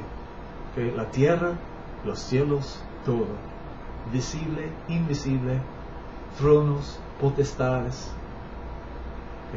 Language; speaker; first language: Spanish; non-native, learner; English